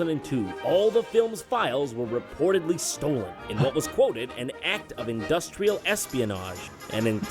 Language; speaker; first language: English; native; English